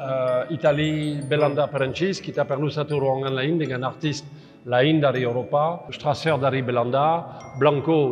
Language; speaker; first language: Indonesian; non-native, fluent; French